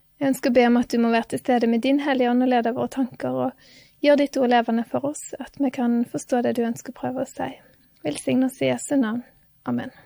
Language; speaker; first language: Norwegian; native; Norwegian